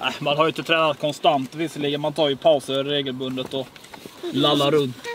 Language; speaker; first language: Swedish; native; Swedish